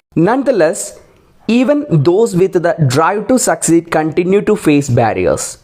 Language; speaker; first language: English; non-native, local second language; Malayalam